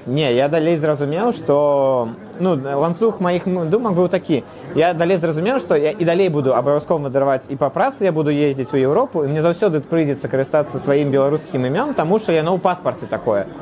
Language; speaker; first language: Belarusian; non-native, local second language; Russian